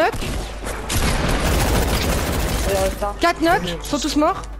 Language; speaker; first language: French; native; French